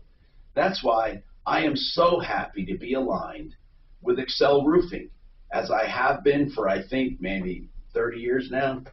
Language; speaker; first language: English; native; English